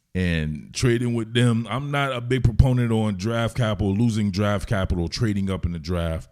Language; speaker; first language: English; native; English